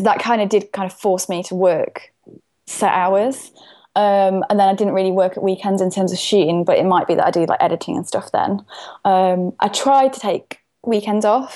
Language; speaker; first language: English; native; English